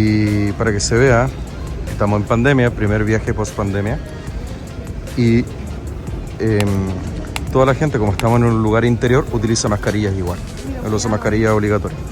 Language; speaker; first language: Spanish; native; Spanish